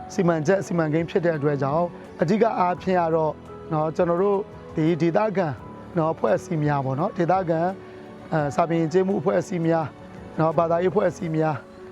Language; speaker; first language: Burmese; native; Burmese